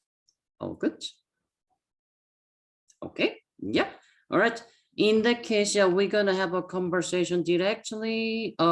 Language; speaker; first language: English; non-native, fluent; Korean